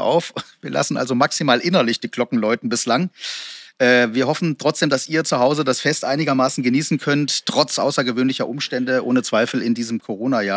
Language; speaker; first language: German; native; German